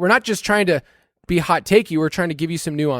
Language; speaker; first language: English; native; English